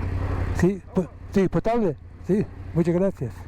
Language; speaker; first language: Spanish; non-native, learner; Persian